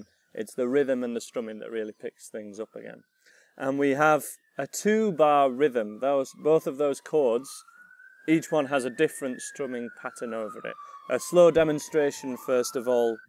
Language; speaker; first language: English; native; English